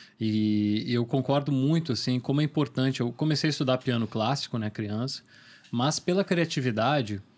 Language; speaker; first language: Portuguese; native; Portuguese